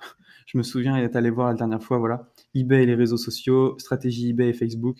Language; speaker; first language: French; native; French